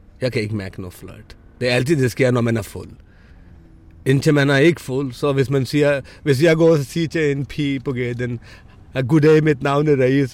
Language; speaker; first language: Danish; non-native, fluent; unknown